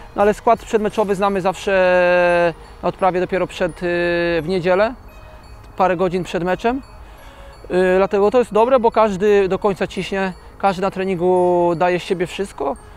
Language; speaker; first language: Polish; native; Polish